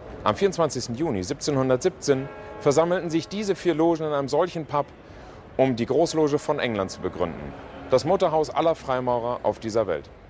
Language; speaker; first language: German; native; German